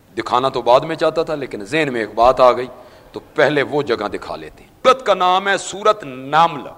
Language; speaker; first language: Urdu; non-native, local second language; Punjabi